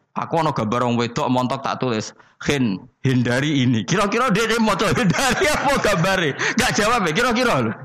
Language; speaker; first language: Indonesian; non-native, local second language; Javanese